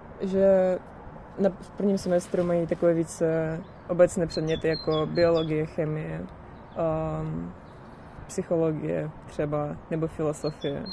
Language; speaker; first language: Czech; non-native, fluent; Russian